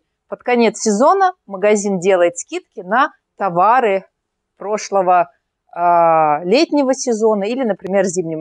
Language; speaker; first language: Russian; native; Russian